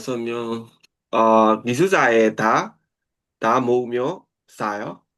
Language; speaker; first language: Korean; non-native, learner; Burmese